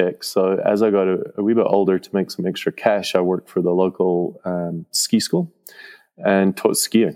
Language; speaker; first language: English; native; English